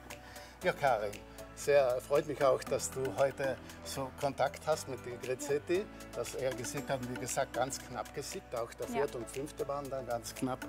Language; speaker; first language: German; native; German